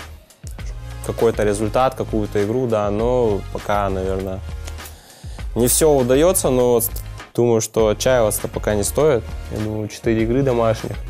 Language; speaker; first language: Russian; native; Russian